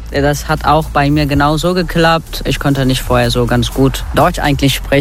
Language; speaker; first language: German; non-native, learner; Turkish